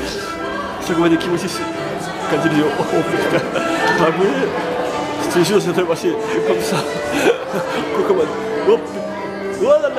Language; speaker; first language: French; native; French